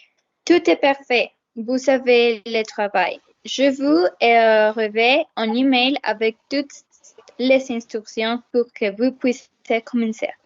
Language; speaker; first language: French; non-native, learner; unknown